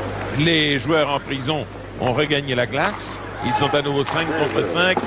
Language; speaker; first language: French; native; French